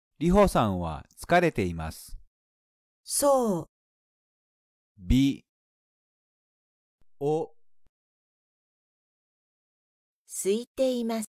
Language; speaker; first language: Japanese; non-native, learner; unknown